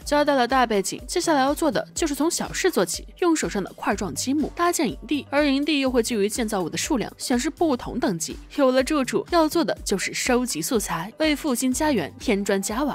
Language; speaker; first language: Chinese; native; Chinese